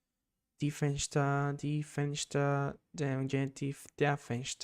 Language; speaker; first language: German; non-native, learner; Spanish